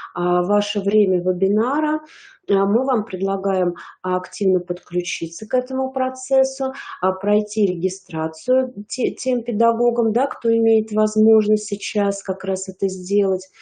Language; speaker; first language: Russian; native; Russian